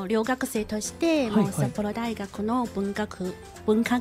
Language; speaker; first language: Japanese; non-native, fluent; Chinese